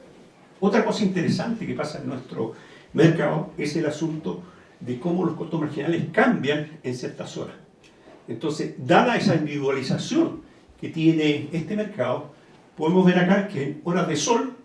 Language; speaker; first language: Spanish; native; Spanish